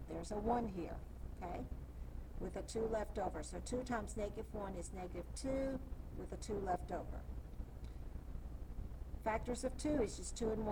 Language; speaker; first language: English; native; English